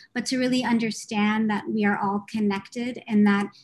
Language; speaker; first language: English; native; English